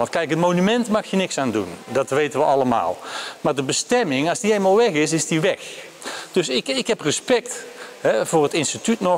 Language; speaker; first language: Dutch; native; Dutch